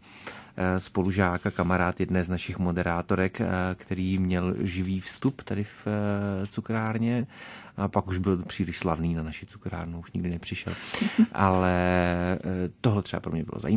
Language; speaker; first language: Czech; native; Czech